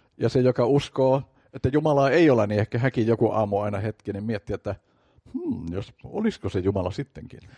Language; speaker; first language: Finnish; native; Finnish